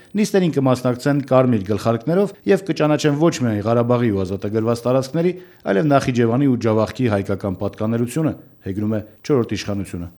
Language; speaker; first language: Armenian; native; Armenian